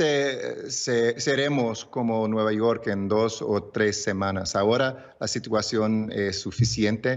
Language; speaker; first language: Spanish; early bilingual, heritage; English